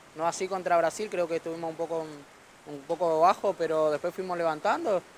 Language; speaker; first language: Spanish; native; Spanish